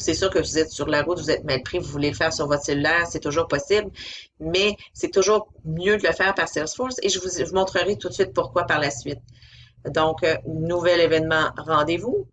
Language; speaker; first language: French; native; French